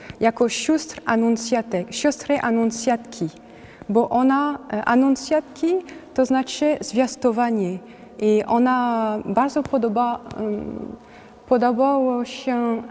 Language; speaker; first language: Polish; non-native, learner; French